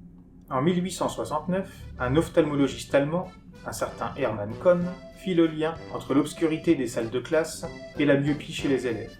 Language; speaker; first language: French; native; French